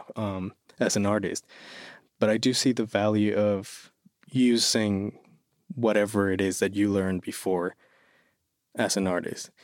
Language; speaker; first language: English; non-native, fluent; Spanish